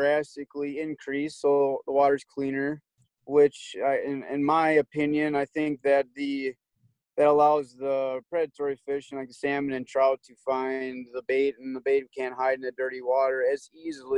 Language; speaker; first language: English; native; English